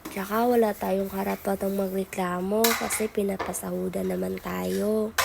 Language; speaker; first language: Filipino; non-native, local second language; Cebuano